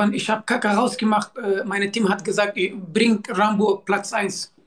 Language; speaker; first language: German; non-native, learner; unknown